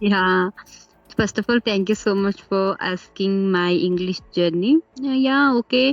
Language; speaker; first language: English; non-native, learner; Kannada